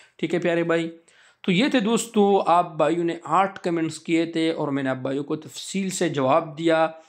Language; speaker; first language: Urdu; non-native, local second language; Pashto